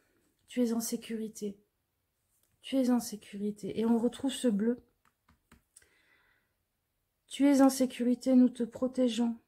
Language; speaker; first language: French; native; French